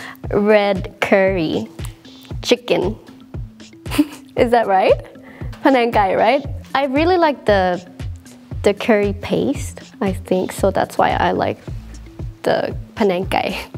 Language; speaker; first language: English; non-native, fluent; Thai